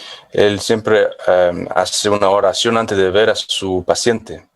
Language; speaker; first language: Spanish; non-native, fluent; English